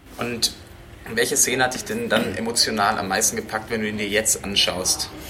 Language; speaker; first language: German; native; German